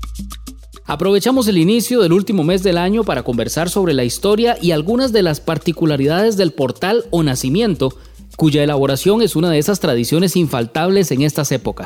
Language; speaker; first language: Spanish; native; Spanish